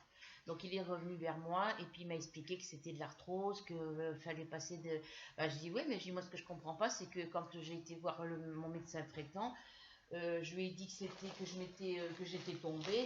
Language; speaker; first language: French; native; French